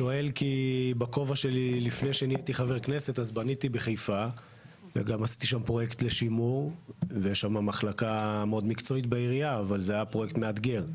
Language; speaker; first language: Hebrew; native; Hebrew